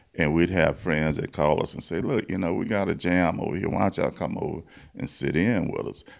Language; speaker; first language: English; native; English